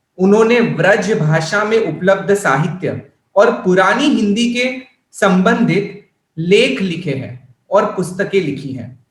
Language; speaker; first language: Hindi; non-native, local second language; Gujarati